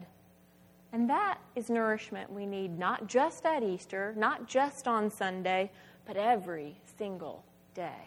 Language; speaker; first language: English; native; English